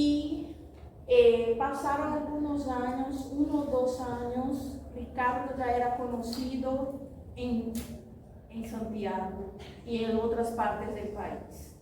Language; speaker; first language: Spanish; non-native, fluent; Portuguese